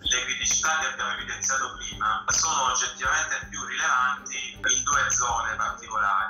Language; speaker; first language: Italian; native; Italian